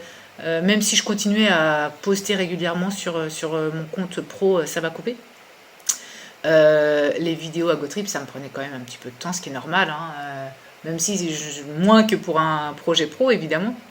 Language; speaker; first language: French; native; French